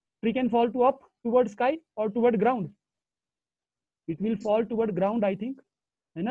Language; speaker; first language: English; non-native, local second language; Hindi